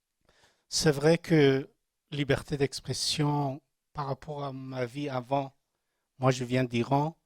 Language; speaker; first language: French; non-native, learner; Persian